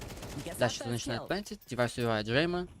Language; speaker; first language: Russian; native; Russian